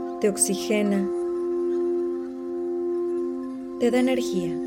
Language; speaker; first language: Spanish; native; Spanish